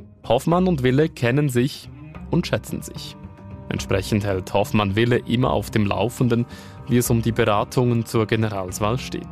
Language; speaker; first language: German; native; German